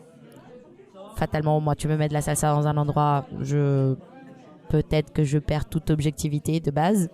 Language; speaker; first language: French; non-native, fluent; Spanish